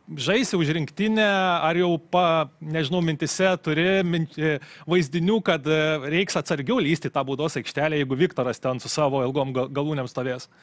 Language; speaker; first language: Lithuanian; native; Lithuanian